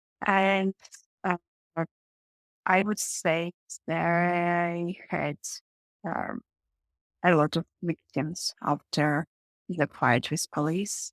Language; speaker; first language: English; non-native, learner; Russian